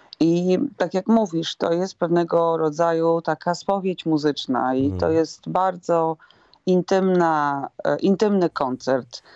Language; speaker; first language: Polish; native; Polish